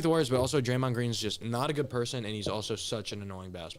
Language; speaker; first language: English; native; English